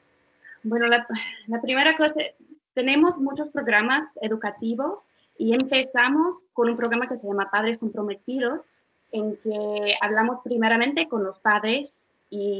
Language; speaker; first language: Spanish; non-native, fluent; English